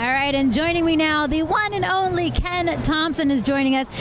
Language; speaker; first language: English; early bilingual, other home language; Spanish